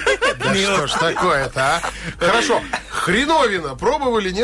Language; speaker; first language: Russian; native; Russian